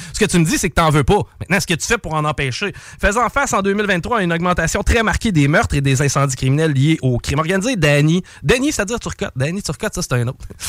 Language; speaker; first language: French; native; French